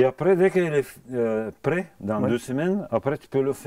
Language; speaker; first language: French; non-native, fluent; Bulgarian